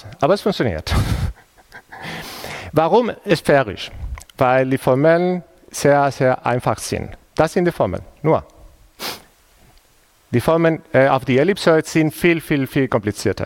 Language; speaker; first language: German; non-native, fluent; Spanish